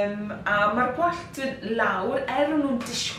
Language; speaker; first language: Welsh; native; Welsh